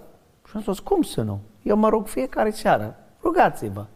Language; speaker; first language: Romanian; non-native, learner; English